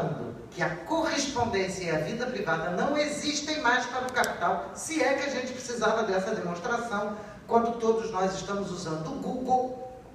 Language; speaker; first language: Portuguese; native; Portuguese